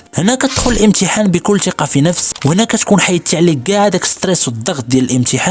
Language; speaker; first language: Arabic; native; Arabic